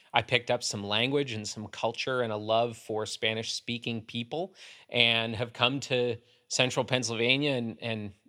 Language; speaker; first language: English; native; English